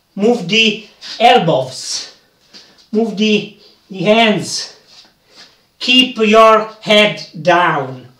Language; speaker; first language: English; non-native, learner; Italian